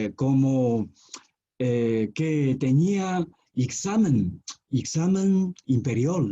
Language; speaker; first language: Spanish; non-native, fluent; Chinese